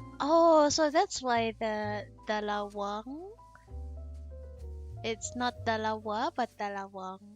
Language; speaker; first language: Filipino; non-native, learner; English